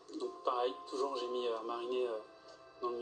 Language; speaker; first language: French; native; French